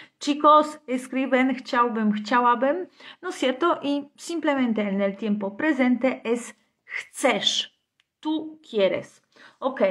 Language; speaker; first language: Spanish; non-native, fluent; Polish